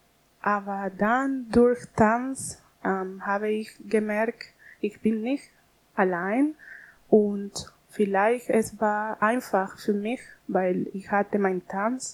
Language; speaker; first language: German; non-native, learner; Spanish